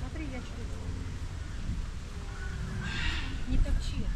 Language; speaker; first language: Russian; native; Russian